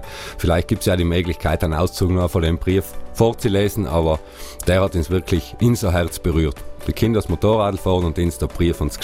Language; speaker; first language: German; native; German